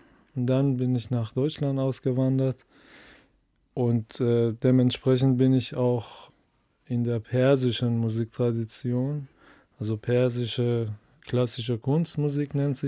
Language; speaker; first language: German; non-native, fluent; Persian